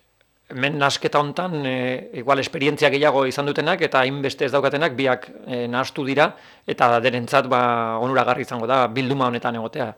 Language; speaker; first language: Basque; native; Basque